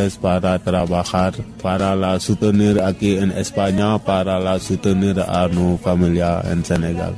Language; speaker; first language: Spanish; non-native, learner; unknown